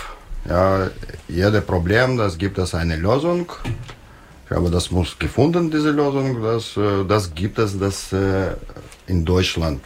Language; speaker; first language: German; non-native, learner; Russian